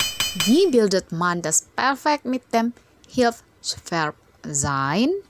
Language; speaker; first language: German; non-native, fluent; Indonesian